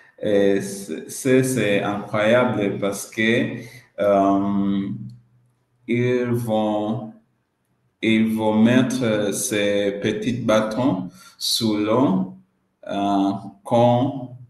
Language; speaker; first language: French; non-native, learner; Swahili